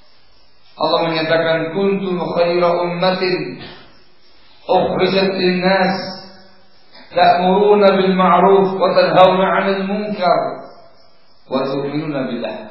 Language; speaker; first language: Indonesian; native; Indonesian